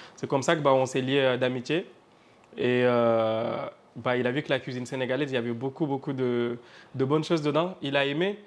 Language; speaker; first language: French; non-native, local second language; Fula